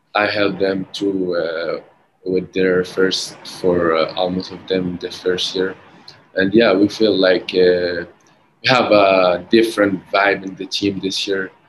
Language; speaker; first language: English; early bilingual, other home language; Arabic